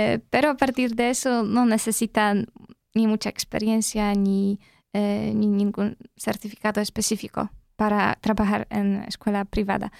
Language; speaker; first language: Spanish; non-native, fluent; Polish